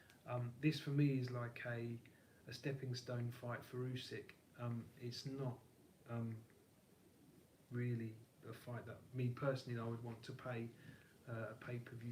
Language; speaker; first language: English; native; English